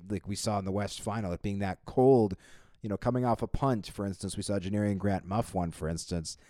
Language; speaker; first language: English; native; English